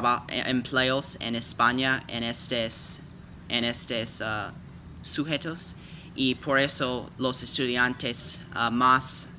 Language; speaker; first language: Spanish; non-native, fluent; English